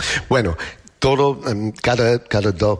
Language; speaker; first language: Spanish; non-native, learner; English